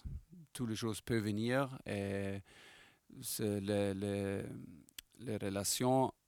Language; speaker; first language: French; non-native, fluent; German